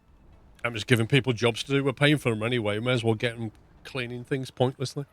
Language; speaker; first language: English; native; English